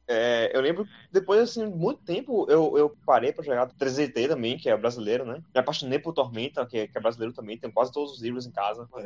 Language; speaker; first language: Portuguese; native; Portuguese